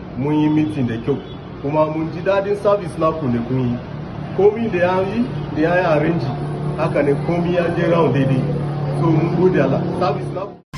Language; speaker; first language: Hausa; non-native, local second language; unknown